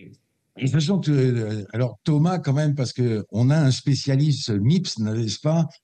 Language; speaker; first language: French; native; French